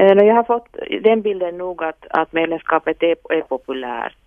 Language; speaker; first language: Swedish; non-native, local second language; Finnish